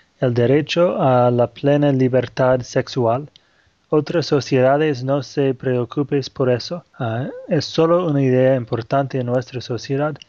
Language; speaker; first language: Spanish; non-native, fluent; Portuguese